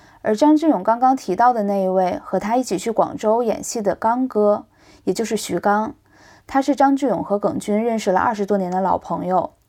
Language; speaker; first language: Chinese; native; Chinese